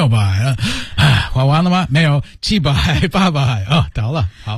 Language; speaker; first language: Chinese; non-native, learner; English